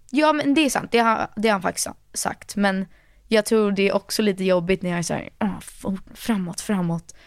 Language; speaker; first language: Swedish; early bilingual, heritage; Swedish